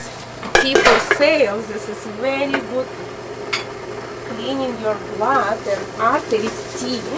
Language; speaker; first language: English; non-native, learner; Russian